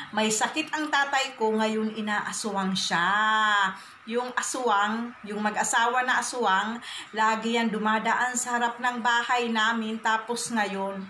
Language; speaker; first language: Filipino; non-native, local second language; Masbatenyo